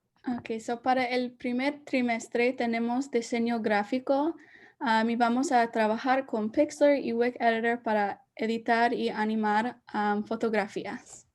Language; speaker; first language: Spanish; early bilingual, heritage; Spanish